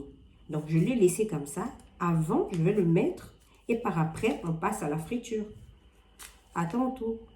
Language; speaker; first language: French; non-native, local second language; Lingala